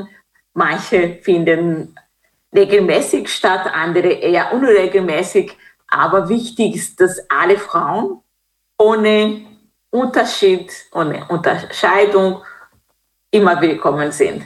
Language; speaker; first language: German; non-native, fluent; Kinyarwanda